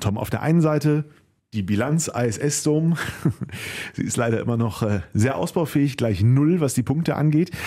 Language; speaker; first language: German; native; German